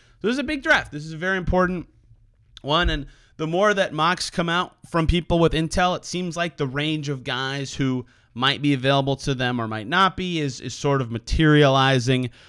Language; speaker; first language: English; native; English